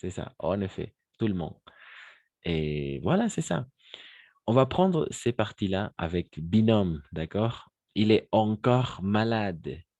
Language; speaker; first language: French; non-native, fluent; Spanish